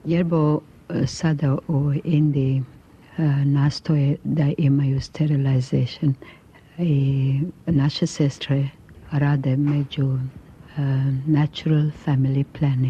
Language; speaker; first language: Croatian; non-native, local second language; Albanian